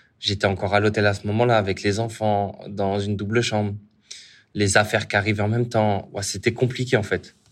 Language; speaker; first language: French; native; French